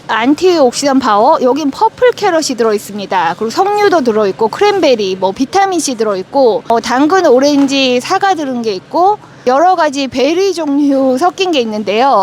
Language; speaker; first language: Korean; native; Korean